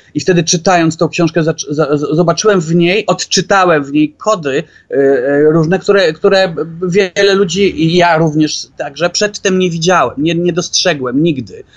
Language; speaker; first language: Polish; native; Polish